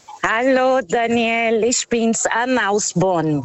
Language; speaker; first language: German; non-native, fluent; Portuguese